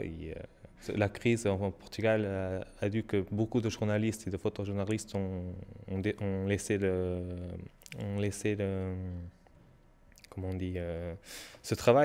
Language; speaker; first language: French; non-native, learner; Portuguese